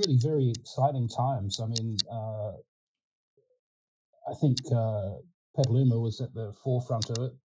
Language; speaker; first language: English; early bilingual, other home language; Ukrainian